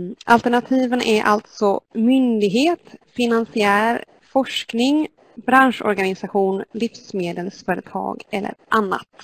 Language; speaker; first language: Swedish; native; Swedish